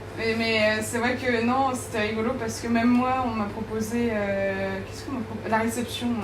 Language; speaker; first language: French; native; French